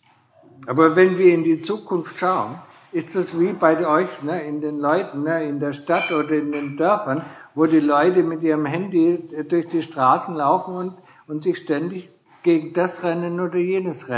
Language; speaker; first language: German; non-native, fluent; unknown